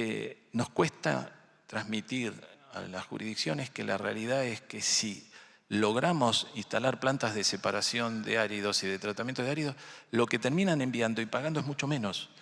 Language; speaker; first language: Spanish; native; Spanish